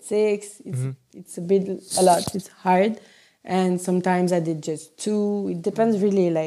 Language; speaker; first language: English; non-native, fluent; French